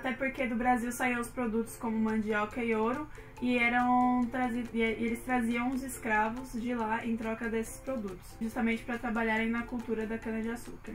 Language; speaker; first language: Portuguese; native; Portuguese